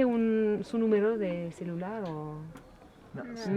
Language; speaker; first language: Spanish; non-native, learner; French